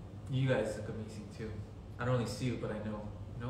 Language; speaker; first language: English; early bilingual, other home language; Korean